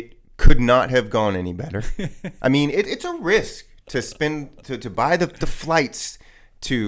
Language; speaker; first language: English; native; English